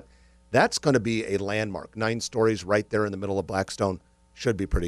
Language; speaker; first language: English; native; English